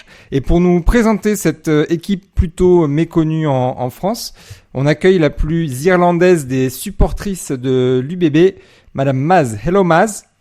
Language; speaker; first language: French; native; French